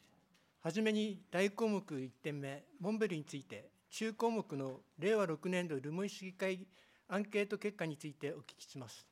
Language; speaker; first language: Japanese; native; Japanese